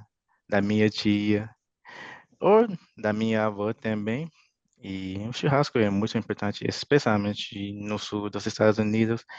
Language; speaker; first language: Portuguese; non-native, fluent; English